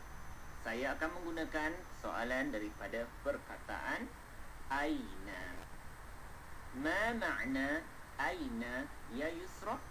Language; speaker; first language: Malay; native; Malay